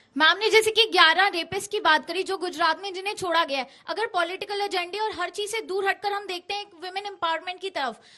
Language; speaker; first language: Hindi; native; Hindi